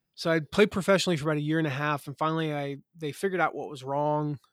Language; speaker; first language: English; native; English